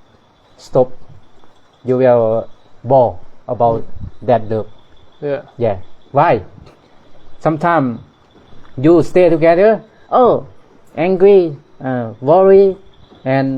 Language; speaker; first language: English; non-native, learner; Thai